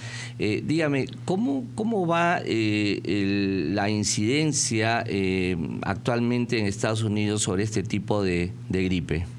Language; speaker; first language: Spanish; native; Spanish